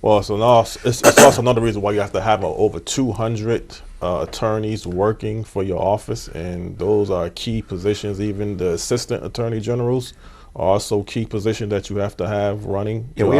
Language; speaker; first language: English; native; English